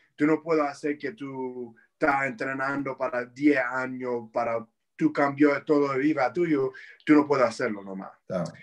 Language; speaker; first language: Spanish; early bilingual, heritage; Spanish